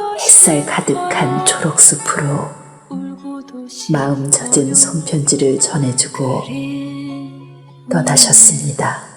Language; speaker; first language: Korean; native; Korean